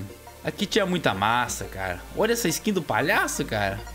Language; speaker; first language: Portuguese; native; Portuguese